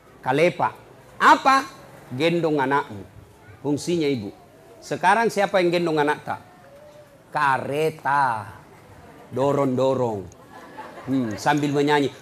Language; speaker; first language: Indonesian; non-native, local second language; Buginese